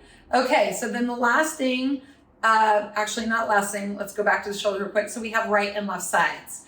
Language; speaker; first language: English; native; English